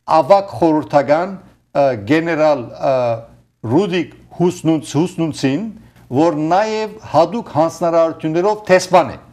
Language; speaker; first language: Armenian; early bilingual, heritage; Armenian